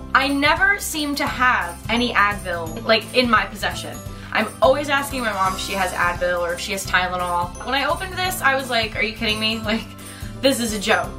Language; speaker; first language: English; native; English